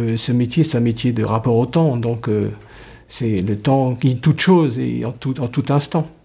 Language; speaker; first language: French; native; French